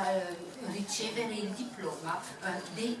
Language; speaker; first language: Italian; non-native, fluent; French